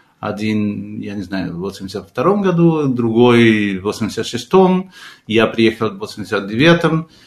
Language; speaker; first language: Russian; non-native, fluent; Spanish